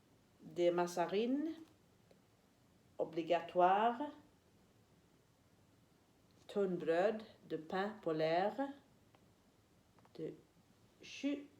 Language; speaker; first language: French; non-native, learner; Swedish